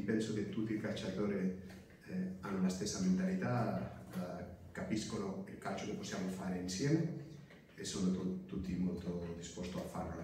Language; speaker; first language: Italian; non-native, fluent; Spanish